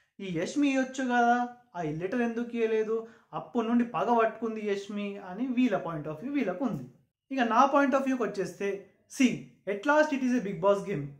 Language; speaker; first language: Telugu; non-native, local second language; Urdu